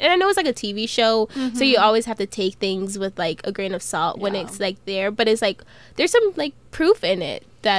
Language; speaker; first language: English; native; English